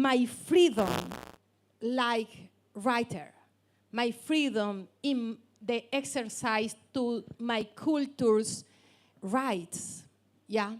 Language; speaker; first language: English; non-native, learner; Spanish